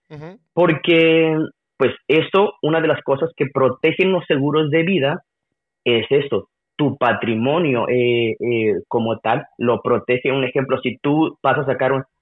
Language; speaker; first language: Spanish; native; Spanish